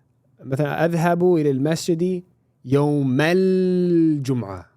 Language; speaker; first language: Arabic; non-native, fluent; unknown